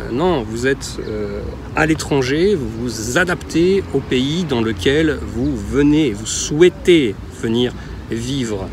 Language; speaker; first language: French; native; French